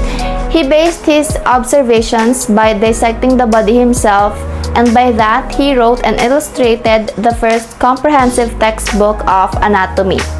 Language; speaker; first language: English; non-native, local second language; Filipino